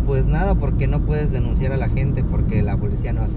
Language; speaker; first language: Spanish; native; Spanish